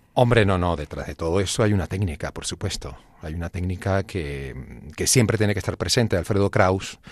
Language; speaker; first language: Spanish; native; Spanish